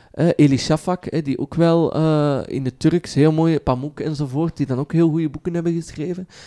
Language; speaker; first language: Dutch; early bilingual, other home language; Arabic